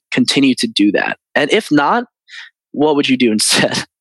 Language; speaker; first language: English; early bilingual, other home language; Filipino